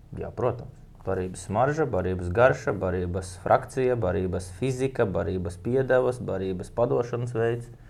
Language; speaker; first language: Latvian; native; Latvian